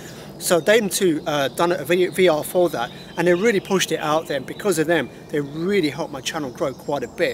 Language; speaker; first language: English; native; English